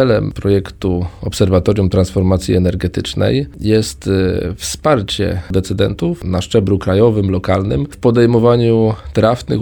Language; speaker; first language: Polish; native; Polish